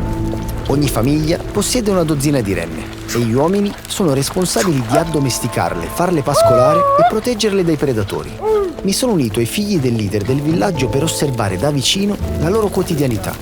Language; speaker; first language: Italian; native; Italian